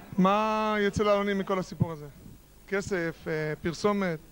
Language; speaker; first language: Hebrew; native; Hebrew